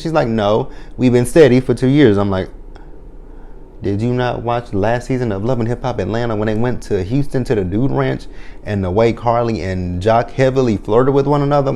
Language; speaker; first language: English; native; English